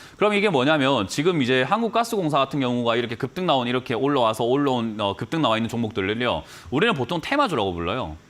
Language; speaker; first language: Korean; native; Korean